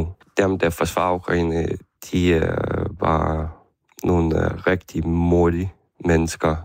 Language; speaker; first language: Danish; non-native, fluent; Ukrainian